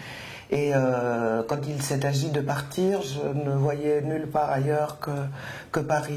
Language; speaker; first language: French; non-native, fluent; Spanish